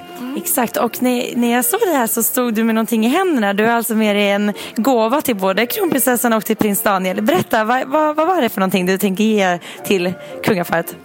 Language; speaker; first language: Swedish; native; Swedish